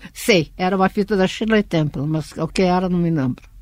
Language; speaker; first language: Portuguese; early bilingual, other home language; Russian